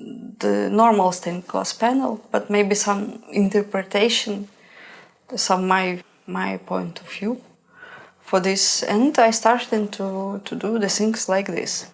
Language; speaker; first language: English; non-native, learner; Ukrainian